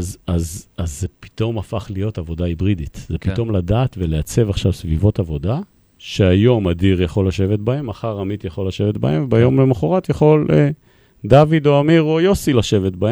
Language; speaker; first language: Hebrew; native; Hebrew